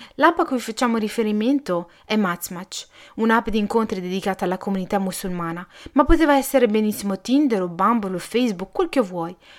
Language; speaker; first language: Italian; early bilingual, other home language; Arabic